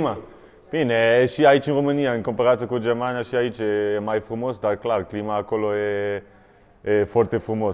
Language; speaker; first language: Romanian; early bilingual, heritage; German